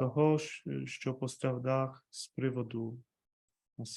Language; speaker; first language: Ukrainian; non-native, fluent; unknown